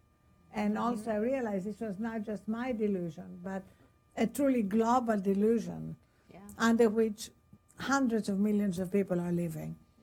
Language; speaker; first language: English; non-native, fluent; Greek